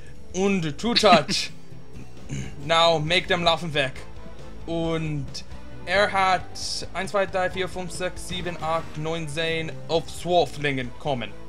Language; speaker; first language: German; non-native, learner; English